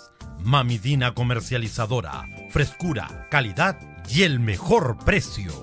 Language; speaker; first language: Spanish; native; Spanish